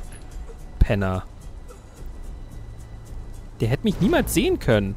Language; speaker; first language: German; native; German